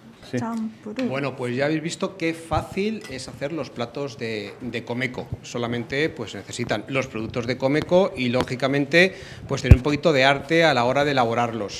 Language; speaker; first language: Spanish; native; Spanish